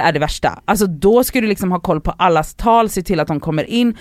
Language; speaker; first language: Swedish; native; Swedish